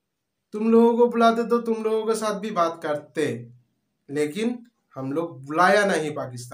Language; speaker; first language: Hindi; non-native, local second language; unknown